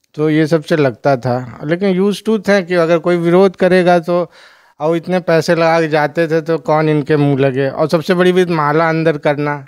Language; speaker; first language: Hindi; native; Hindi